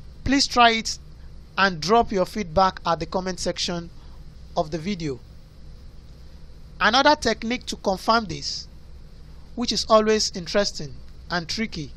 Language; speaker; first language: English; non-native, local second language; Yoruba